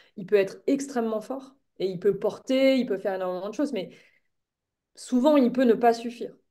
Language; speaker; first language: French; native; French